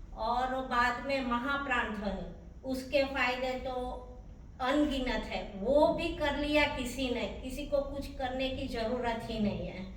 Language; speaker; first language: Hindi; non-native, local second language; Gujarati